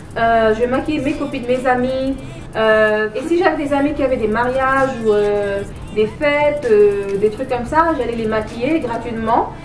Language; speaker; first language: French; non-native, local second language; Wolof